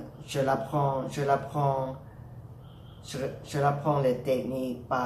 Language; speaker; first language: French; non-native, learner; Thai